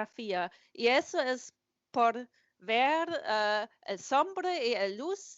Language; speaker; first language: Spanish; non-native, learner; German